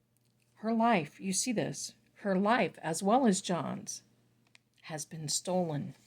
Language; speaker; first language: English; native; English